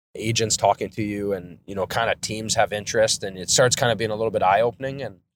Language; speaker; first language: English; native; English